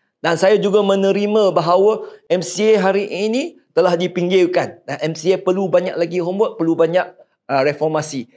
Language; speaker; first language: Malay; non-native, local second language; Chinese